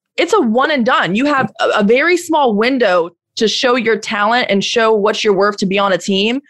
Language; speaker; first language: English; native; English